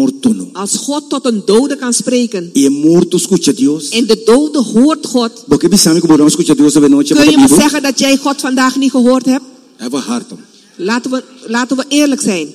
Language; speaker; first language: Dutch; non-native, local second language; Papiamento